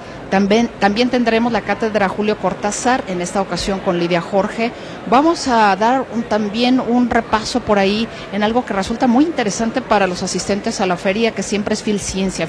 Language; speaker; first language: Spanish; native; Spanish